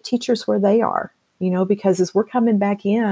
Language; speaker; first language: English; native; English